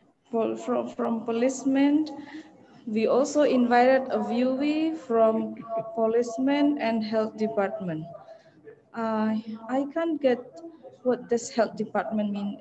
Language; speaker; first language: English; non-native, fluent; Indonesian